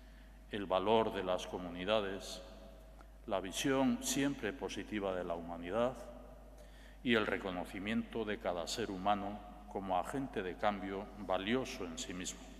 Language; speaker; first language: Spanish; native; Spanish